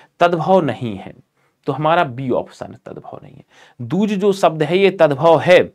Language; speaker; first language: Hindi; native; Hindi